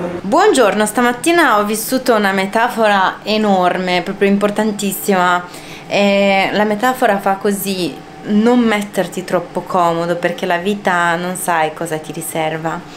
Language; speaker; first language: Italian; early bilingual, other home language; Romanian